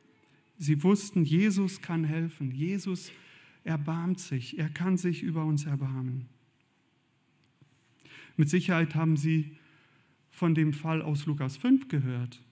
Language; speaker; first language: German; native; German